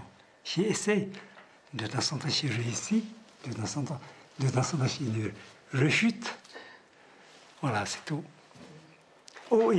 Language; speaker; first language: French; non-native, fluent; Tibetan